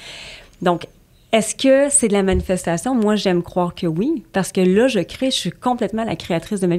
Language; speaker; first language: French; native; French